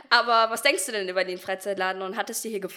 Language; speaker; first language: German; native; German